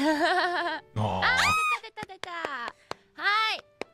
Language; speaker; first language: Japanese; non-native, fluent; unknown